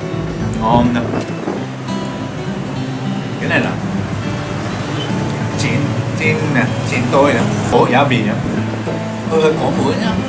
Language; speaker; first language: Vietnamese; non-native, learner; Japanese